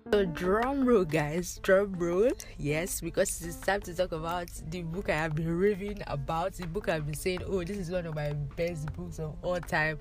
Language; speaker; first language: English; non-native, local second language; Yoruba